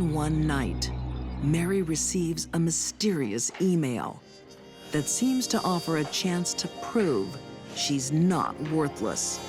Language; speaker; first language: English; native; English